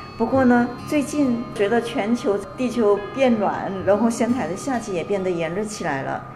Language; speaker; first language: Chinese; native; Chinese